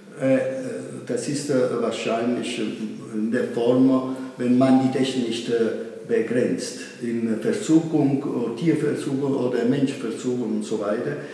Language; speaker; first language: German; non-native, learner; Italian